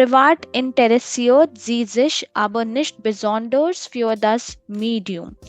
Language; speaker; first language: German; non-native, fluent; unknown